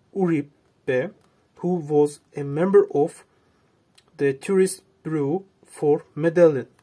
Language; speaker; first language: English; non-native, fluent; Azerbaijani